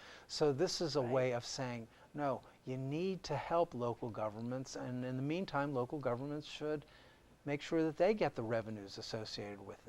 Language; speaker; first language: English; native; English